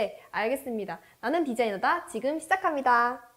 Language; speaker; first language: Korean; native; Korean